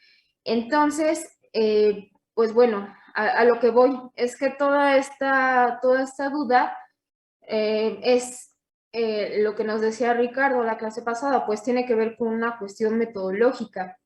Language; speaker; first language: Spanish; native; Spanish